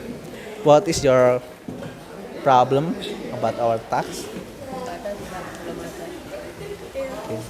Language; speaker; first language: English; non-native, learner; Indonesian